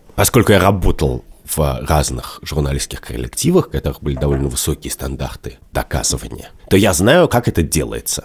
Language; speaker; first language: Russian; native; Russian